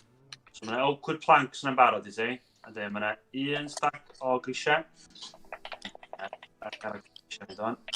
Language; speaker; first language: Welsh; native; Welsh